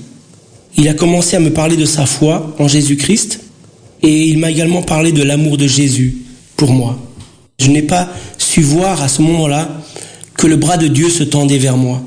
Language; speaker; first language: French; early bilingual, other home language; Portuguese